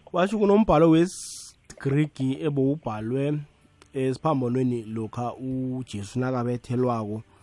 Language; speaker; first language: Zulu; non-native, local second language; South Ndebele